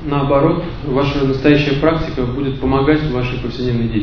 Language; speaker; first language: Russian; native; Russian